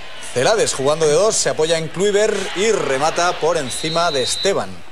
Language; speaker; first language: Spanish; native; Spanish